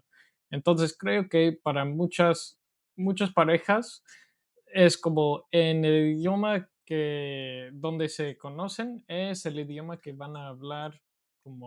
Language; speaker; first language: Spanish; non-native, learner; English